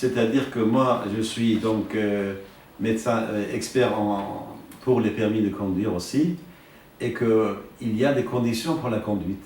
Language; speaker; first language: French; non-native, fluent; Persian